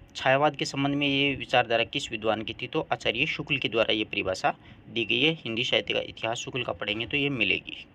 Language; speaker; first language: Hindi; native; Hindi